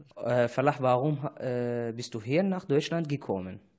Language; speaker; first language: German; non-native, fluent; Arabic